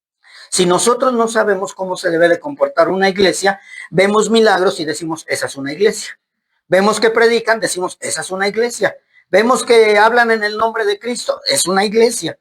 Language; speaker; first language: Spanish; native; Spanish